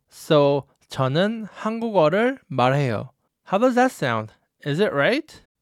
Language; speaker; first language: English; native; English